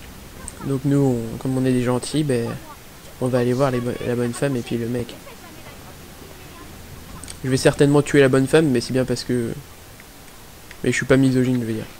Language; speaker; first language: French; native; French